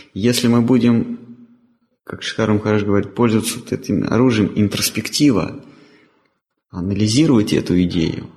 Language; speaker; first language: Russian; native; Russian